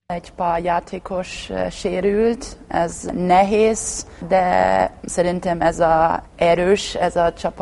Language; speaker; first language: Hungarian; non-native, learner; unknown